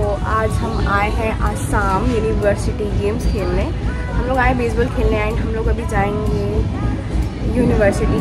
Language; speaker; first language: Hindi; non-native, local second language; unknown